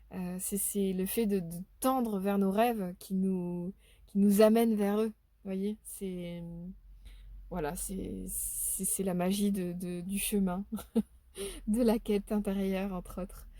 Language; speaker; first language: French; native; French